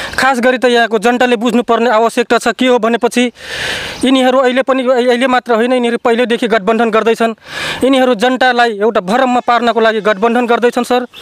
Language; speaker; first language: Nepali; non-native, local second language; Rana Tharu